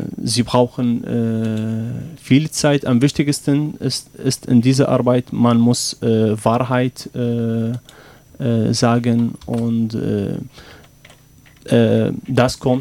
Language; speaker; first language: German; non-native, learner; Arabic